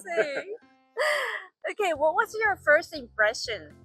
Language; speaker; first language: English; non-native, fluent; Japanese